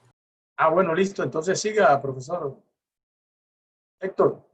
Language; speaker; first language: Spanish; native; Spanish